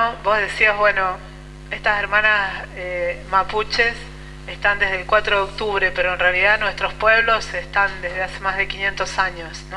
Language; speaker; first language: Spanish; native; Spanish